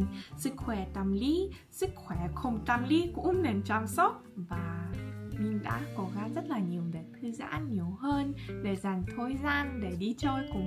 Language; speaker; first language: Vietnamese; non-native, fluent; Russian